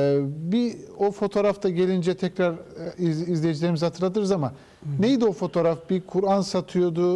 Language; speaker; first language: Turkish; native; Turkish